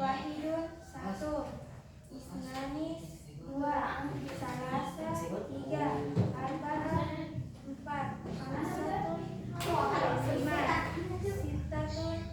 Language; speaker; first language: Arabic; non-native, learner; Indonesian